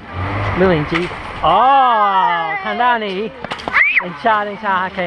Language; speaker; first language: Chinese; non-native, learner; English